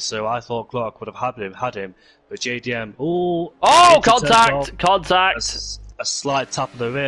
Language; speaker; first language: English; native; English